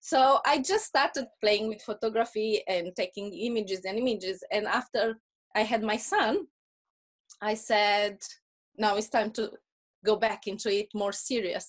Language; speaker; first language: English; non-native, fluent; Russian